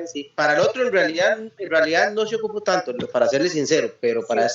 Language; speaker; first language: Spanish; native; Spanish